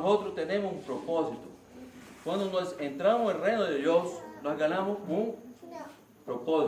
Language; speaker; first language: Spanish; non-native, learner; Portuguese